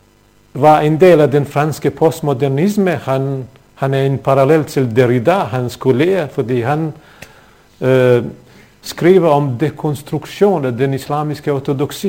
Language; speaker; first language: Danish; non-native, fluent; Bosnian